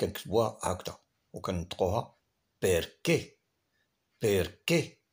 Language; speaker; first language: Italian; non-native, fluent; Arabic